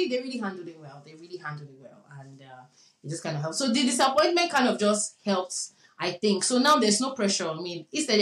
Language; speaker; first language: English; non-native, local second language; Yoruba